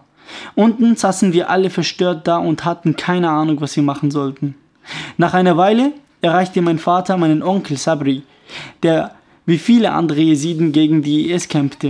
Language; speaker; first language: German; early bilingual, other home language; Kurdish